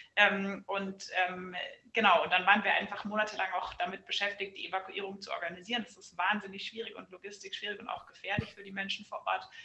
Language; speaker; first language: German; native; German